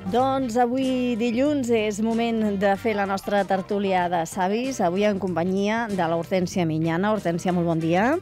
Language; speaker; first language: Catalan; native; Catalan